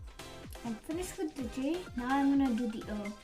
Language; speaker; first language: English; native; English